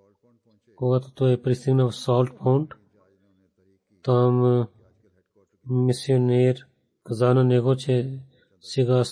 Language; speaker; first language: Bulgarian; non-native, fluent; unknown